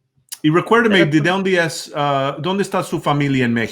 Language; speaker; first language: Spanish; non-native, fluent; English